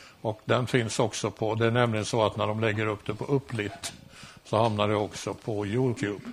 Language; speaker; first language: Swedish; native; Swedish